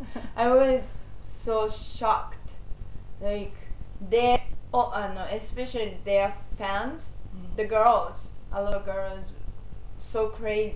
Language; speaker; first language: English; non-native, learner; Japanese